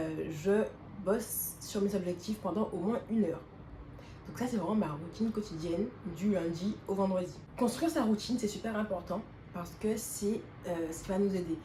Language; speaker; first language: French; native; French